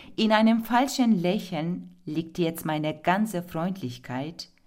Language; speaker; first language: German; non-native, fluent; Turkish